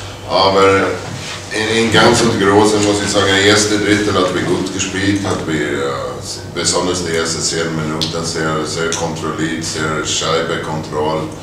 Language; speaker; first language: German; non-native, fluent; Swedish